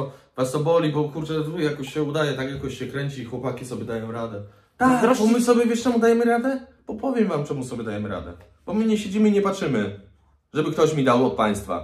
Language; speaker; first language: Polish; native; Polish